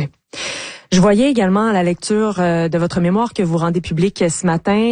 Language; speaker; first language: French; native; French